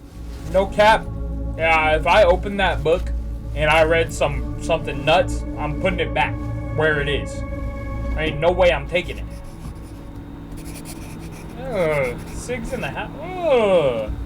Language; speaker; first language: English; native; English